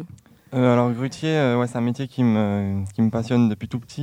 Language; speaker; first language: French; native; French